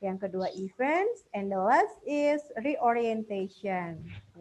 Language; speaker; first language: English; non-native, fluent; Indonesian